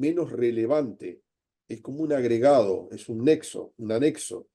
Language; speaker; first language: Spanish; native; Spanish